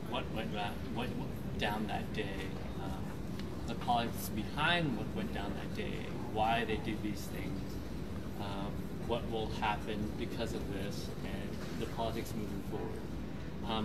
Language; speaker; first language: English; early bilingual, other home language; Vietnamese